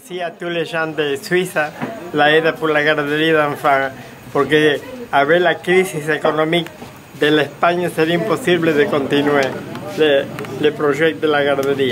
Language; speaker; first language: French; non-native, learner; Spanish